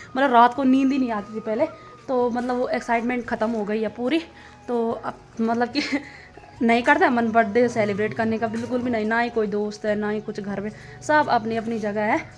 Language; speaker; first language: Hindi; non-native, local second language; Garhwali